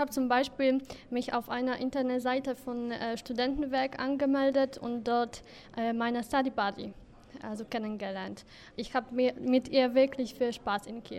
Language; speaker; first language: German; non-native, fluent; Polish